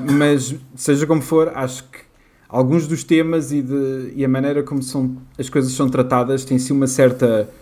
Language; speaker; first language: Portuguese; native; Portuguese